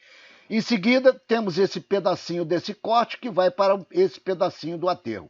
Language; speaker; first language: Portuguese; native; Portuguese